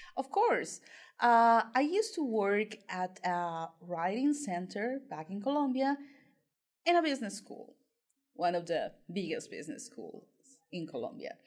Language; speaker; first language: English; non-native, fluent; Spanish